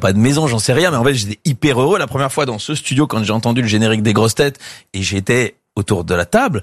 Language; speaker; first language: French; native; French